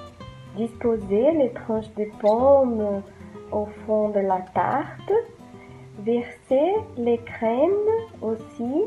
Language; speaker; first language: French; non-native, learner; Portuguese